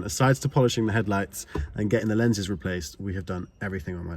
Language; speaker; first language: English; native; English